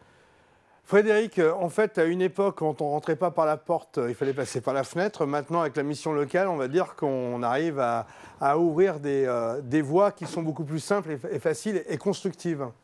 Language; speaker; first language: French; native; French